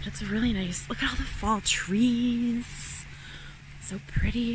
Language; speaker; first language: English; native; English